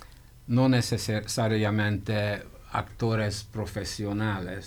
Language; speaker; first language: Spanish; non-native, fluent; Hungarian